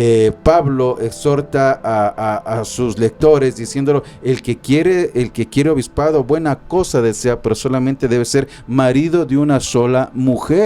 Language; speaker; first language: Spanish; native; Spanish